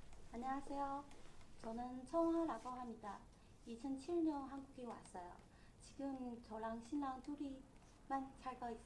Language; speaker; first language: Korean; non-native, learner; Chinese